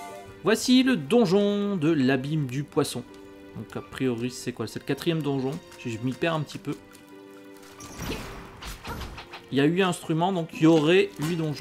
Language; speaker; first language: French; native; French